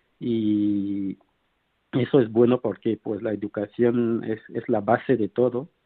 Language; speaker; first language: Spanish; non-native, fluent; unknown